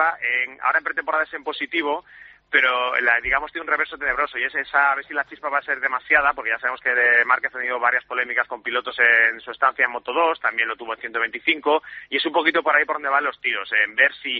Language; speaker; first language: Spanish; native; Spanish